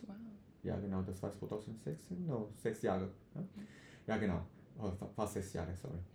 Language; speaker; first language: German; non-native, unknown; Spanish